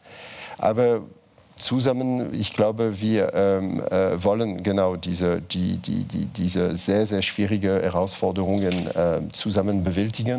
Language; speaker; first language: German; non-native, fluent; French